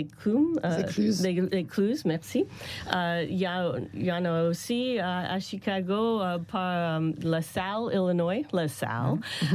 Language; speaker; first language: French; non-native, learner; English